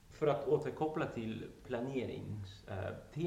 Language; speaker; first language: Swedish; non-native, fluent; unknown